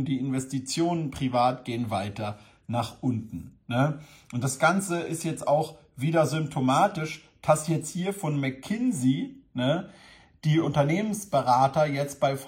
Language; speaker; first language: German; native; German